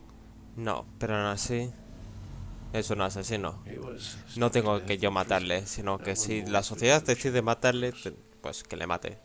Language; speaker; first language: Spanish; native; Spanish